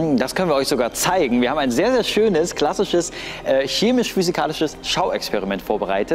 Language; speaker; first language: German; native; German